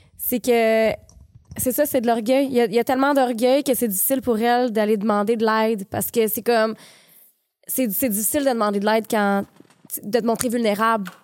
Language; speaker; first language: French; native; French